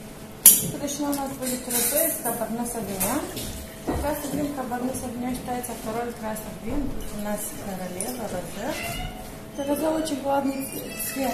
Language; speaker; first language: Russian; non-native, local second language; Romanian